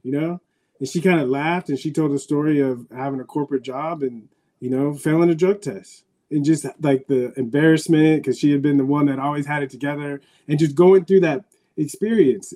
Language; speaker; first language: English; native; English